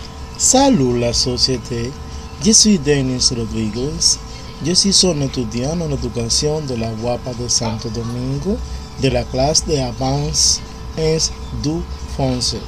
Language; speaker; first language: French; non-native, learner; Spanish